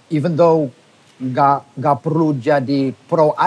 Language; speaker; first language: Indonesian; non-native, fluent; English